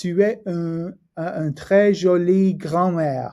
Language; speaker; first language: French; non-native, learner; English